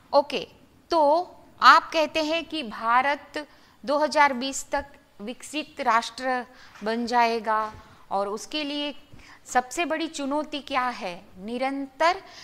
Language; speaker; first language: Hindi; non-native, local second language; Gujarati